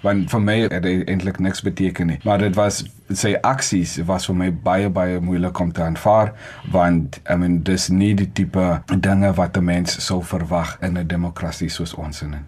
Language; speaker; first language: Afrikaans; non-native, local second language; Xhosa